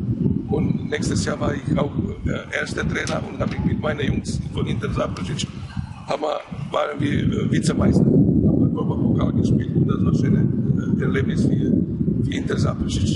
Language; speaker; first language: German; non-native, fluent; Croatian